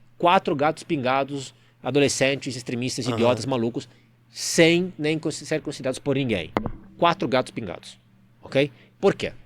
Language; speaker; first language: Portuguese; non-native, fluent; Italian